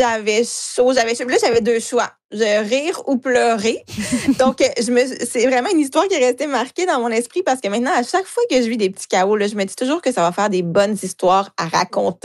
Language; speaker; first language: French; native; French